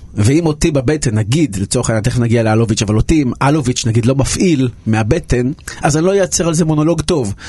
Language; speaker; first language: Hebrew; native; Hebrew